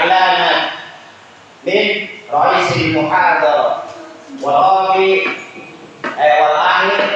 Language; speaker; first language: Arabic; non-native, learner; Indonesian